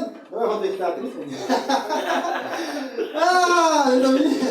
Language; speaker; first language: French; non-native, learner; Haitian Creole